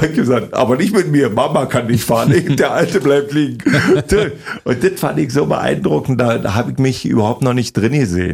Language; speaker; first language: German; native; German